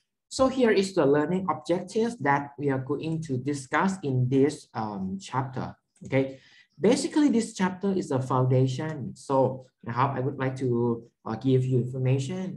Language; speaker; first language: English; non-native, fluent; Thai